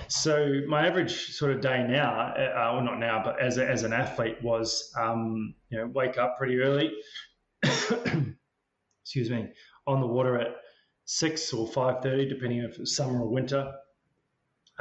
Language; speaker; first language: English; native; English